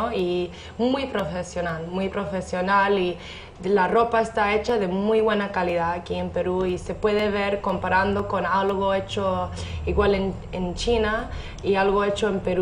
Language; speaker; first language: Spanish; non-native, fluent; English